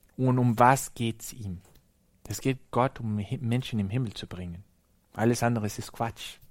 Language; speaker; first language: German; non-native, fluent; Spanish